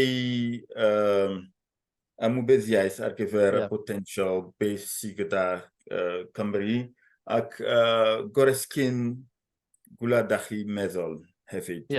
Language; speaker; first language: Welsh; non-native, fluent; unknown